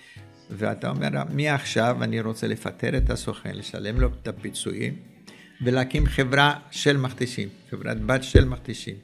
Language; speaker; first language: Hebrew; early bilingual, other home language; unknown